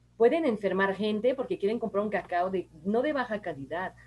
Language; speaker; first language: Spanish; non-native, fluent; French